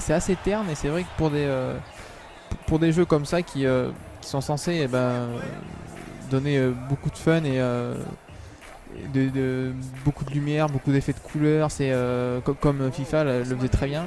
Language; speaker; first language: French; native; French